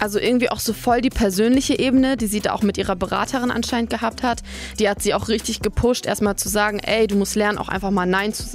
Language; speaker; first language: German; native; German